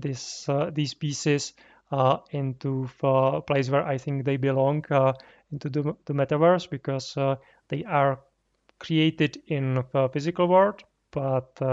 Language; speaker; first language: English; non-native, fluent; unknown